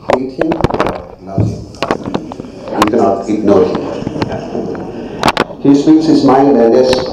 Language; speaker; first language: English; non-native, local second language; Malayalam